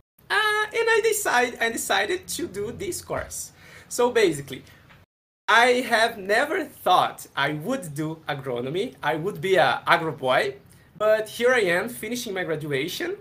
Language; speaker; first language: English; non-native, fluent; Portuguese